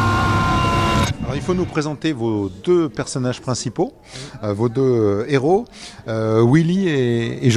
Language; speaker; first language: French; native; French